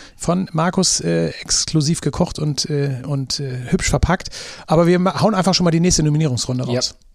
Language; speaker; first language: German; native; German